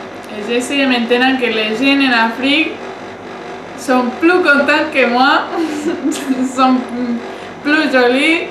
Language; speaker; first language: French; non-native, learner; Spanish